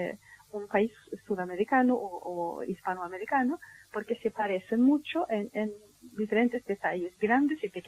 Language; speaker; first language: Spanish; non-native, fluent; Swedish